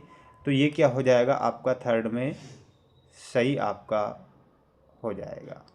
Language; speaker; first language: Hindi; native; Hindi